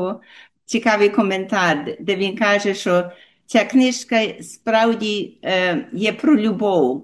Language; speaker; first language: Ukrainian; early bilingual, heritage; Ukrainian